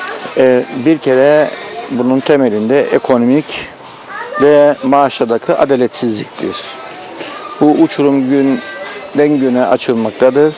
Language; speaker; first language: Turkish; native; Turkish